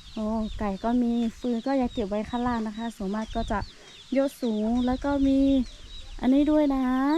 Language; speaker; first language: Thai; non-native, local second language; Lahu